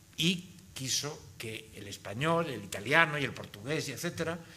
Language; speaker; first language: Spanish; native; Spanish